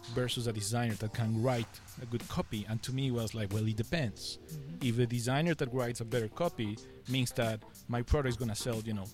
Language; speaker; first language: English; non-native, fluent; Spanish